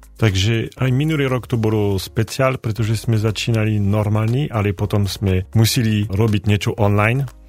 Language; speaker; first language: Slovak; non-native, learner; French